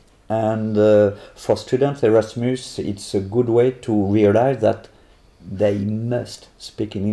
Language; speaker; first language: English; non-native, learner; French